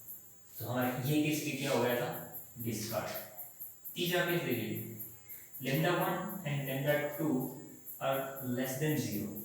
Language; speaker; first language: Hindi; native; Hindi